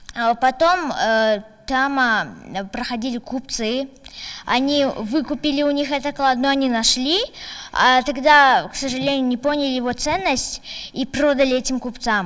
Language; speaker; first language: Russian; non-native, local second language; Tajik